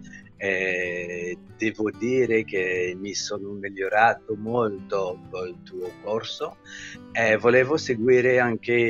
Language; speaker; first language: Italian; non-native, learner; French